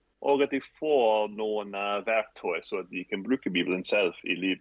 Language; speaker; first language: Norwegian; non-native, fluent; English